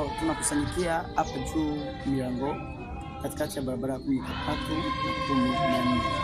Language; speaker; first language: Swahili; non-native, local second language; Rundi